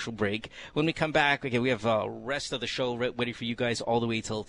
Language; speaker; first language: English; non-native, local second language; Filipino